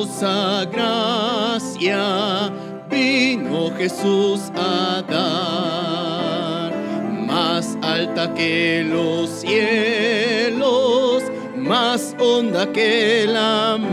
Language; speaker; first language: Spanish; native; Spanish